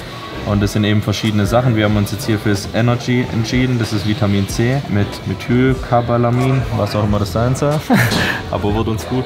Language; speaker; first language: German; native; German